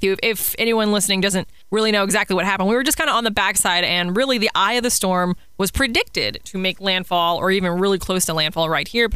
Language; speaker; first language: English; native; English